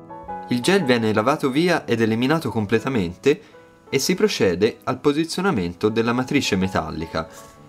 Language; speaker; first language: Italian; native; Italian